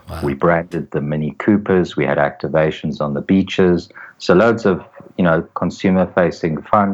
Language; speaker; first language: English; native; English